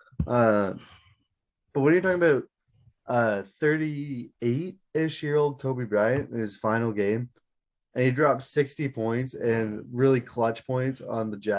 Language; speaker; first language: English; native; English